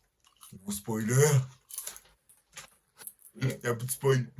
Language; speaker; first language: French; native; French